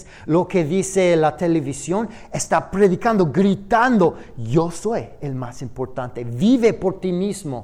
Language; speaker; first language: Spanish; non-native, fluent; English